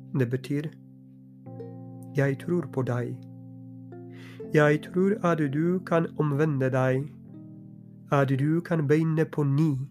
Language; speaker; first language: Norwegian; non-native, fluent; Polish